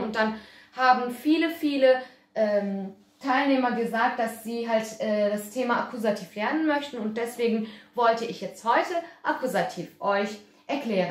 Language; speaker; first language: German; early bilingual, other home language; Turkish